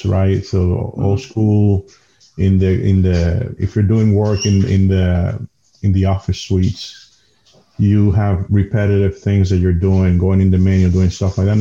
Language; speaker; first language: English; non-native, fluent; Spanish